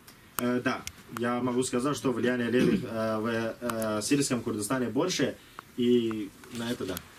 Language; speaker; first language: Russian; non-native, learner; Kurdish